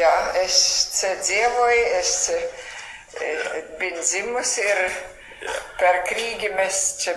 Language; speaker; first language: Latvian; early bilingual, heritage; Latvian